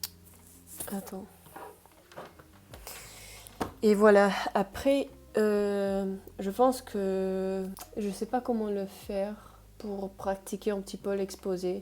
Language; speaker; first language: French; non-native, fluent; Spanish